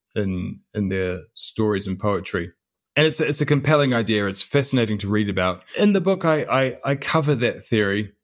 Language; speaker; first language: English; native; English